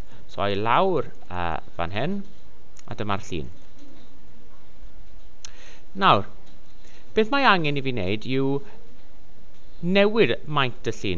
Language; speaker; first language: Welsh; non-native, local second language; English